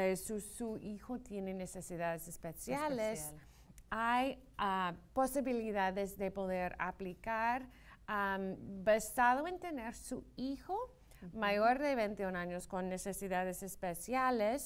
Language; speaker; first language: Spanish; non-native, fluent; English